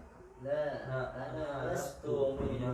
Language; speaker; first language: Arabic; non-native, learner; Indonesian